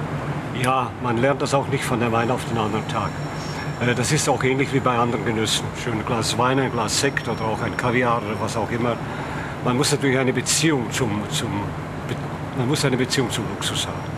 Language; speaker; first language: German; native; German